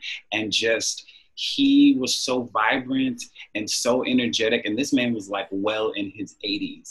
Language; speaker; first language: English; native; English